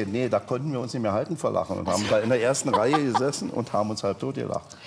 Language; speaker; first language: German; native; German